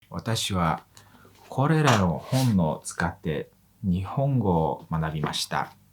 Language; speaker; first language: Japanese; non-native, learner; Mongolian